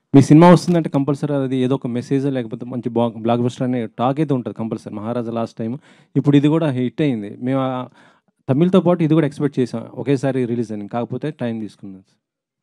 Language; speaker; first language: Telugu; native; Telugu